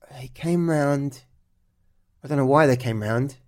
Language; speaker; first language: English; native; English